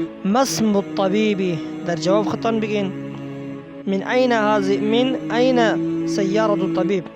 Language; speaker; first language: Arabic; non-native, fluent; Persian